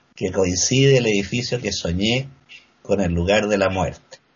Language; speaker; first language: Spanish; native; Spanish